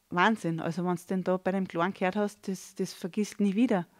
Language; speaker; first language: German; native; German